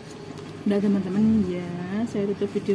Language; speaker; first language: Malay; non-native, local second language; Javanese